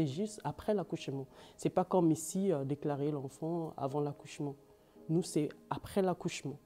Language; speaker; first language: French; non-native, local second language; Lingala